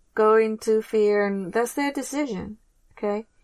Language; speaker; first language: English; native; English